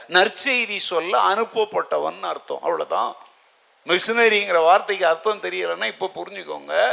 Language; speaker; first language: Tamil; native; Tamil